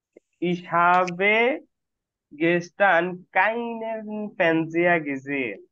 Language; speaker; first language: German; non-native, fluent; Bangla